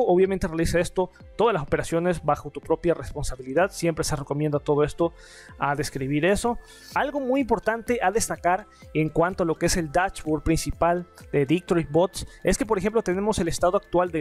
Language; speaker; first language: Spanish; native; Spanish